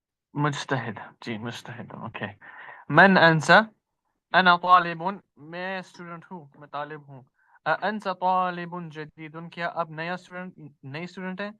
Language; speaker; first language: Hindi; non-native, learner; Urdu